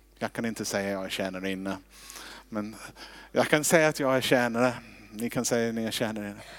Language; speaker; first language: Swedish; non-native, fluent; English